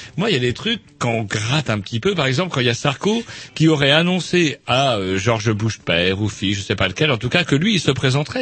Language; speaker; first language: French; native; French